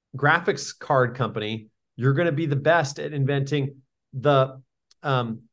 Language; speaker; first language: English; native; English